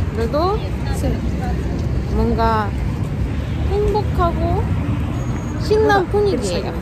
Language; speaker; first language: Korean; non-native, fluent; Russian